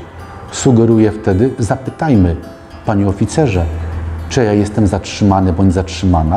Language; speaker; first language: Polish; native; Polish